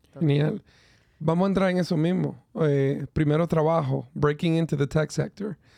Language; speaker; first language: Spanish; native; Spanish